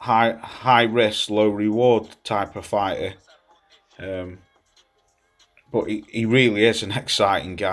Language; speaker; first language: English; native; English